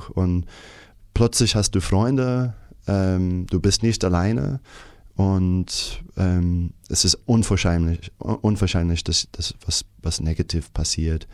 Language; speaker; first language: German; non-native, fluent; English